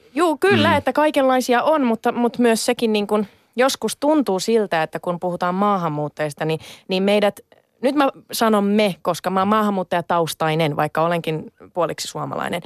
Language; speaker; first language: Finnish; native; Finnish